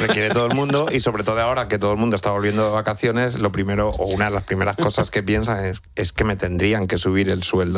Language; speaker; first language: Spanish; native; Spanish